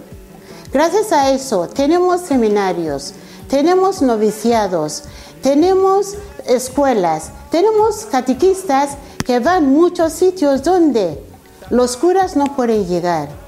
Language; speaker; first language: Spanish; non-native, fluent; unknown